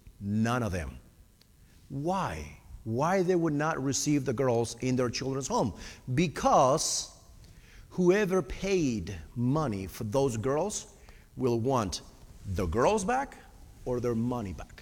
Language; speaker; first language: English; non-native, fluent; Spanish